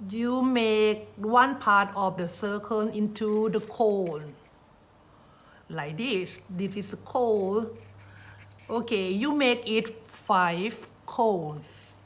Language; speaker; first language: English; non-native, learner; Thai